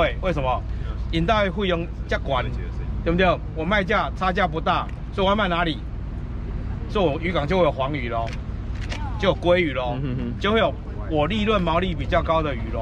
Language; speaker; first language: Chinese; native; Chinese